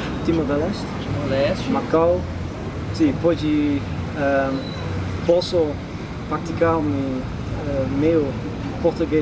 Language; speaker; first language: Portuguese; non-native, learner; Dutch